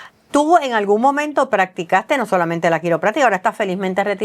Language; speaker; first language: Spanish; native; Spanish